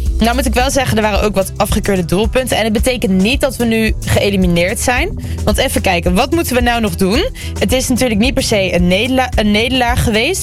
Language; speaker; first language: Dutch; early bilingual, other home language; Lingala